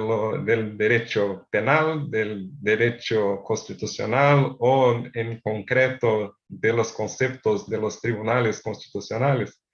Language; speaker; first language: Spanish; non-native, fluent; Portuguese